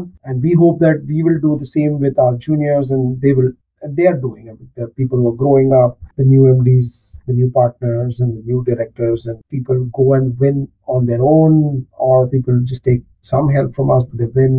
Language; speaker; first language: English; non-native, local second language; Marathi